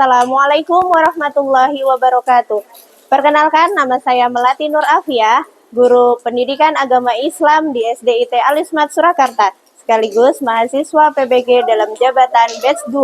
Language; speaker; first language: Indonesian; native; Indonesian